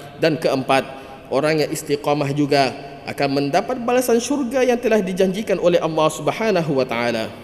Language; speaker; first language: Malay; native; Malay